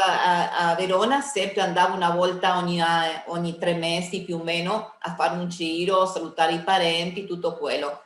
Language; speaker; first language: Italian; early bilingual, heritage; Spanish